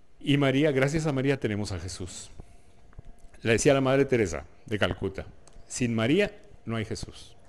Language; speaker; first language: Spanish; native; Spanish